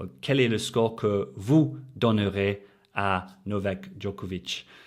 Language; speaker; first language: French; non-native, fluent; English